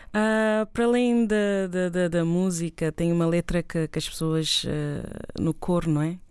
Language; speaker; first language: Portuguese; non-native, local second language; Kabuverdianu